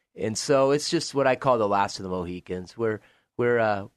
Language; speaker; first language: English; native; English